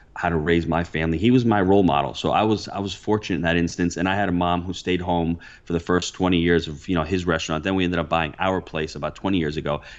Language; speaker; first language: English; early bilingual, other home language; Italian